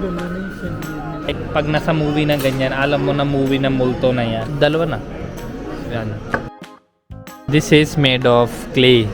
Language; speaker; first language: Filipino; non-native, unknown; Punjabi